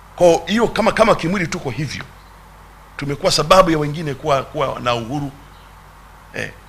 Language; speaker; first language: Swahili; native; Swahili